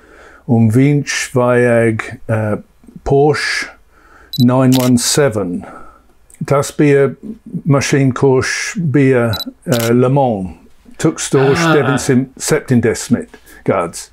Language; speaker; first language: Latvian; non-native, learner; English